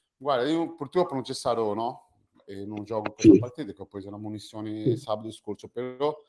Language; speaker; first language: Italian; non-native, fluent; Portuguese